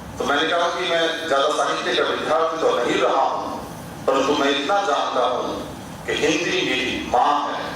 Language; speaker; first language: Hindi; native; Hindi